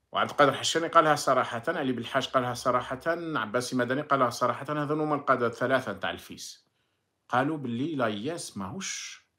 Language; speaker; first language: Arabic; native; Arabic